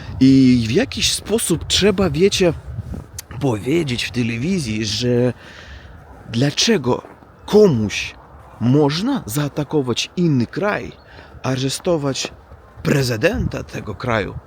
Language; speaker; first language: Polish; non-native, fluent; Russian